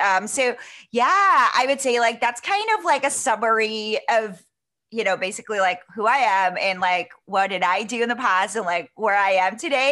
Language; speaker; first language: English; non-native, local second language; Filipino